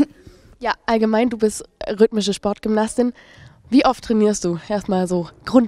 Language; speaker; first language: German; native; German